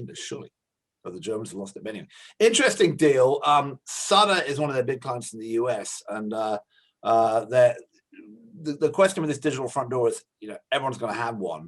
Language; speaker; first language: English; native; English